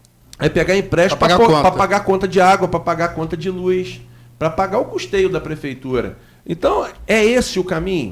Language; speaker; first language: Portuguese; native; Portuguese